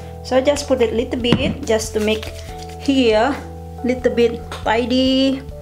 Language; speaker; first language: English; non-native, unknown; Indonesian